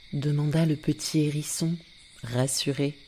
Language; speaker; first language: French; native; French